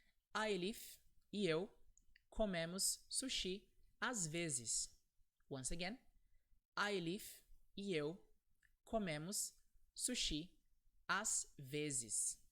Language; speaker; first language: Portuguese; non-native, fluent; English